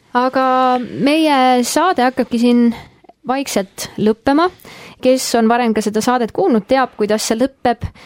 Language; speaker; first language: Estonian; early bilingual, heritage; Estonian